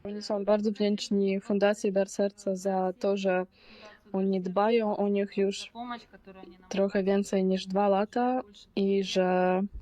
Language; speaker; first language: Polish; non-native, fluent; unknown